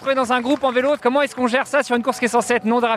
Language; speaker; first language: French; native; French